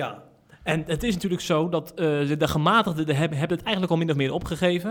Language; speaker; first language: Dutch; native; Dutch